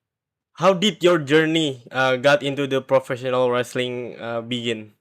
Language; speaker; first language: English; non-native, learner; Indonesian